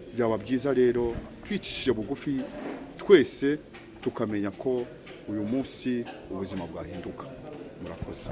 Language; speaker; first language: Kinyarwanda; early bilingual, heritage; Kinyarwanda